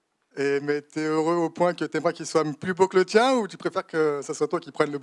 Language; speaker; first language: French; native; French